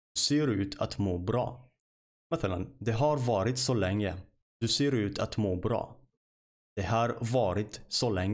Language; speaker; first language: Swedish; non-native, fluent; Arabic